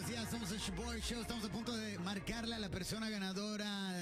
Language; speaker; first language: Spanish; early bilingual, heritage; Spanish